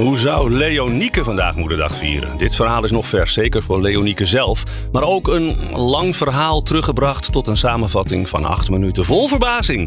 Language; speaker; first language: Dutch; native; Dutch